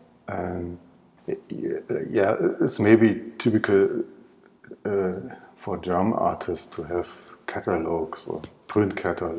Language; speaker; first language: English; non-native, learner; German